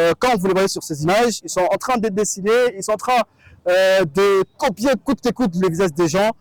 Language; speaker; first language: French; non-native, local second language; Lingala